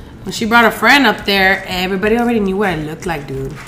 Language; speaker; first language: English; early bilingual, other home language; Spanish